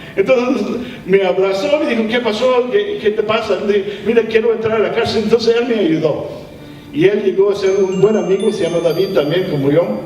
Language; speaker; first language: Spanish; early bilingual, heritage; English